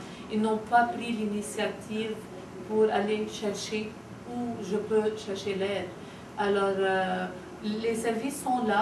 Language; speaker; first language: French; non-native, fluent; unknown